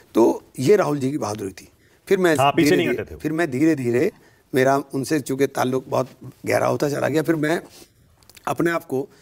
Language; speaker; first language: Hindi; native; Hindi